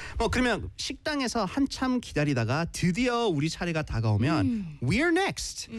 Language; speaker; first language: Korean; native; Korean